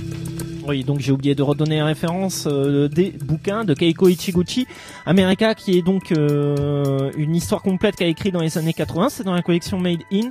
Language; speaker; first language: French; native; French